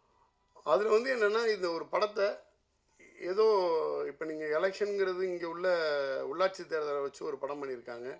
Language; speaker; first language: Tamil; native; Tamil